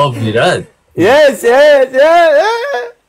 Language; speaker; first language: English; non-native, learner; Arabic